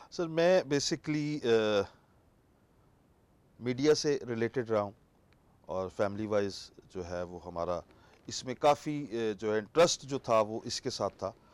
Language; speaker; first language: Urdu; non-native, local second language; Punjabi